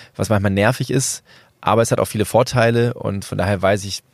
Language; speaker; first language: German; early bilingual, other home language; Spanish